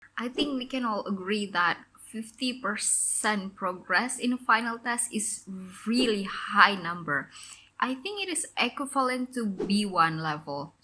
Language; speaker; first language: English; non-native, fluent; Indonesian